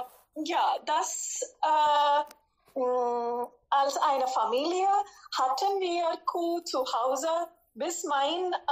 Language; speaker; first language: German; non-native, fluent; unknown